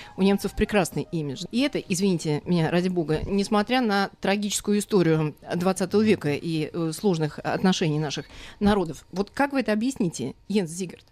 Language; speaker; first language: Russian; native; Russian